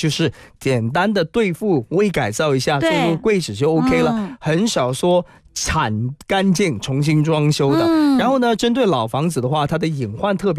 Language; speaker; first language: Chinese; native; Chinese